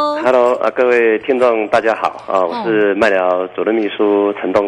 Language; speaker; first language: Chinese; native; Chinese